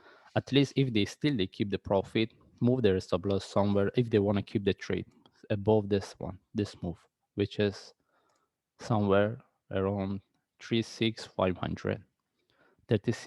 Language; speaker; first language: English; non-native, fluent; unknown